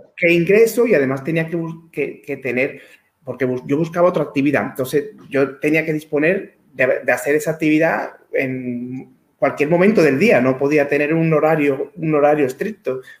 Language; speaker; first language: Spanish; native; Spanish